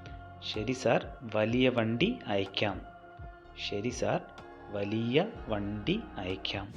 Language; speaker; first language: Malayalam; non-native, fluent; Telugu